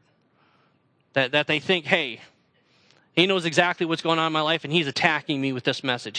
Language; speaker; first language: English; native; English